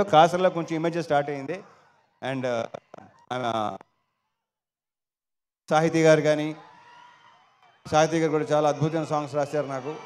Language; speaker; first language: Telugu; native; Telugu